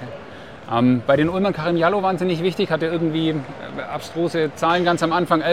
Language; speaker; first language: German; native; German